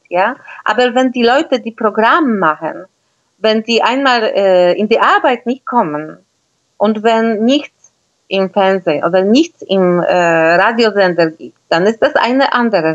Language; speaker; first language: German; non-native, fluent; Polish